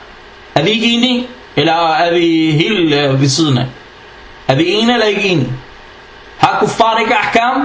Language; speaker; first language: Danish; non-native, fluent; Arabic